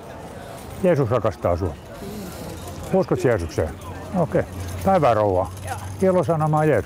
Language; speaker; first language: Finnish; native; Finnish